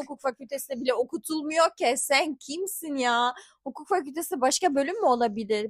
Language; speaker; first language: Turkish; early bilingual, heritage; Turkish